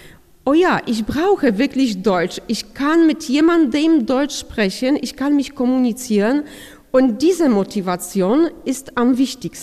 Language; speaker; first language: German; non-native, fluent; Polish